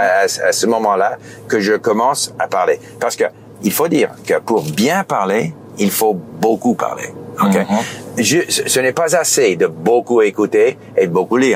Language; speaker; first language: French; non-native, fluent; English